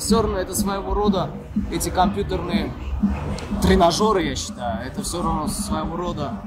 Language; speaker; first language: Russian; non-native, local second language; Uzbek